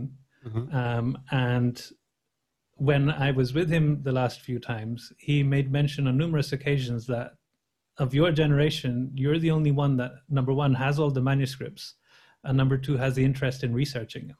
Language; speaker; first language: English; native; English